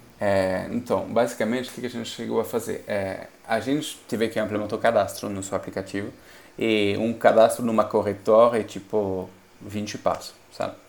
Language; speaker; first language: Portuguese; non-native, fluent; French